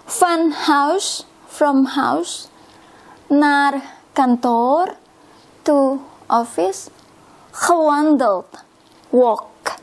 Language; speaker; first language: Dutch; non-native, fluent; Indonesian